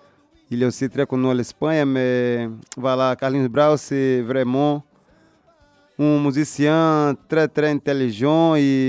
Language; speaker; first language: French; non-native, learner; Portuguese